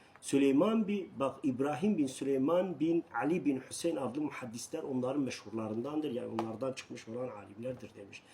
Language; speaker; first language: Turkish; non-native, local second language; Kurdish